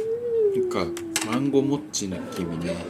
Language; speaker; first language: Korean; non-native, learner; Japanese